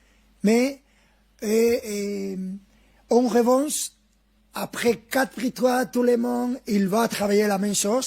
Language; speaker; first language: French; non-native, fluent; Spanish